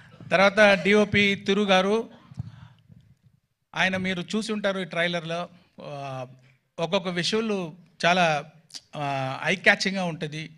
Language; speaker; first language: Telugu; non-native, fluent; Tamil